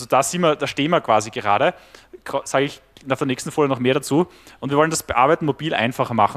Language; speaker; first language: German; native; German